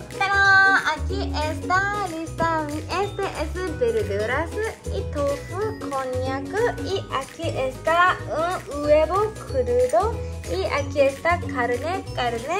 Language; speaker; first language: Spanish; non-native, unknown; Japanese